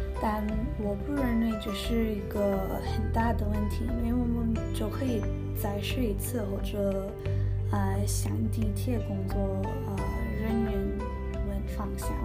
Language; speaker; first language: Chinese; non-native, learner; English